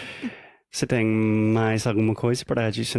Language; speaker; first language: Portuguese; non-native, fluent; English